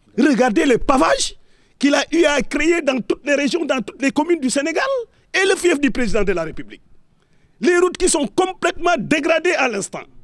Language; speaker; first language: French; non-native, local second language; Serer